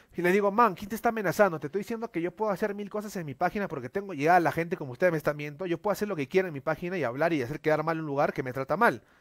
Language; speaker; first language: Spanish; native; Spanish